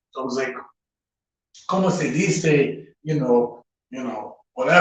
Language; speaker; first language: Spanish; non-native, learner; English